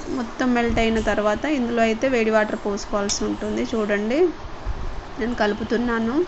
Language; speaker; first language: Telugu; non-native, local second language; Lambadi